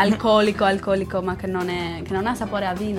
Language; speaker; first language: Italian; non-native, learner; English